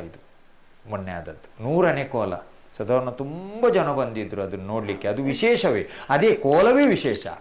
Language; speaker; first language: Kannada; non-native, local second language; Tulu